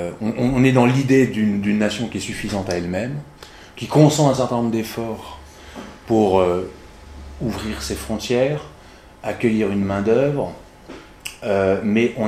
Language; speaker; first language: French; native; French